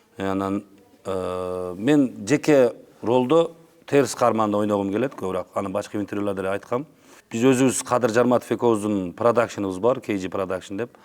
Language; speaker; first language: Kyrgyz; non-native, local second language; Uzbek